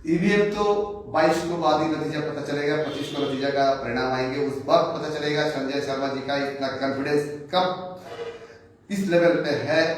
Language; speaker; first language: Hindi; non-native, local second language; Bangla